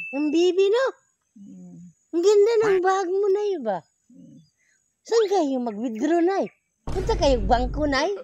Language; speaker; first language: Filipino; non-native, local second language; Cebuano